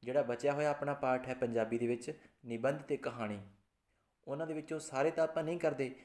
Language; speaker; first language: Hindi; non-native, local second language; Punjabi